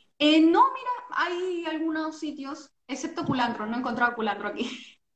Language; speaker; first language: Spanish; native; Spanish